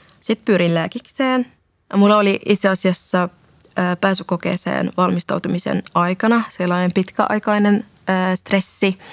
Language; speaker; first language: Finnish; non-native, fluent; Arabic